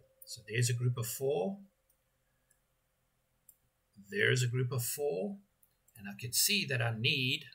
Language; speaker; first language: English; native; English